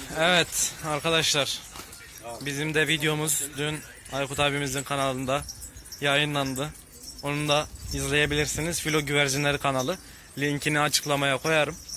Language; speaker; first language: Turkish; native; Turkish